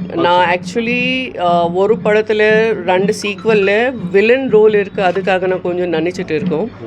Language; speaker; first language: Tamil; non-native, local second language; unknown